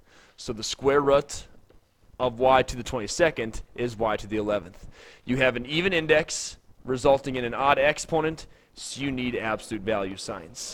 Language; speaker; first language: English; native; English